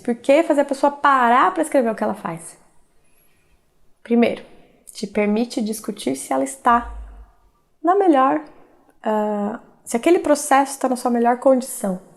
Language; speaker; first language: Portuguese; native; Portuguese